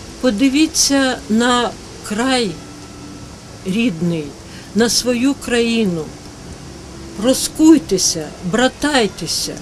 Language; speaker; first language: Ukrainian; native; Ukrainian